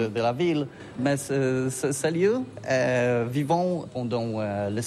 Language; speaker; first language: French; non-native, learner; Polish